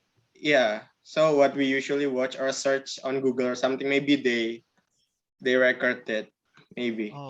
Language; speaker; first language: English; non-native, learner; Indonesian